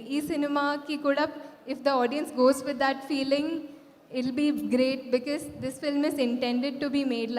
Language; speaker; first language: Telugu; non-native, fluent; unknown